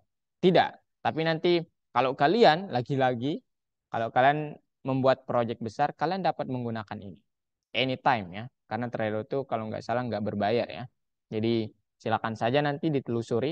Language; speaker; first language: Indonesian; native; Indonesian